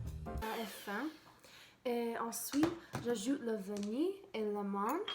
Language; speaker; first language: French; non-native, learner; English